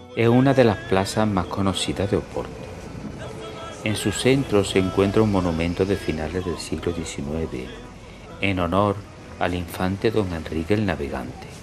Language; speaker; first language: Spanish; native; Spanish